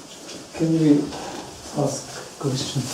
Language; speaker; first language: English; non-native, learner; Russian